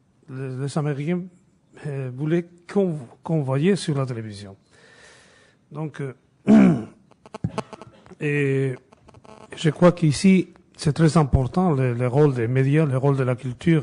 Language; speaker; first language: French; non-native, fluent; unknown